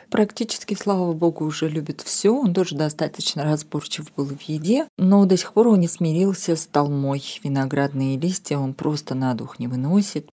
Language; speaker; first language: Russian; non-native, local second language; Armenian